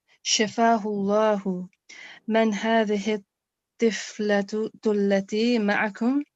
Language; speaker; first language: Arabic; non-native, learner; English